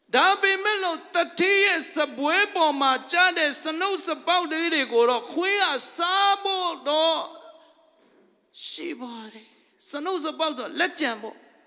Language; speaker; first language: Burmese; non-native, local second language; Tedim Chin